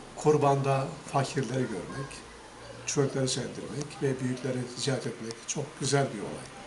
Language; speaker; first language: Turkish; native; Turkish